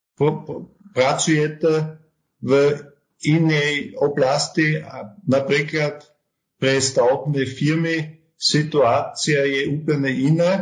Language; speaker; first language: Slovak; non-native, learner; German